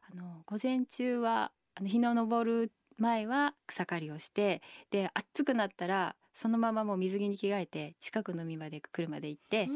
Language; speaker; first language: Japanese; native; Japanese